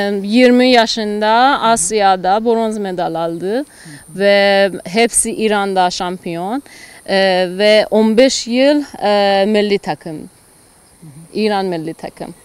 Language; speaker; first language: Turkish; non-native, learner; Persian